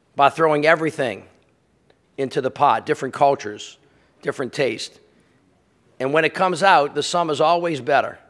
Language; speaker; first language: English; native; English